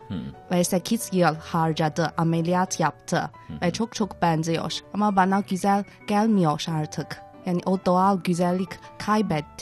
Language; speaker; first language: Turkish; non-native, fluent; Chinese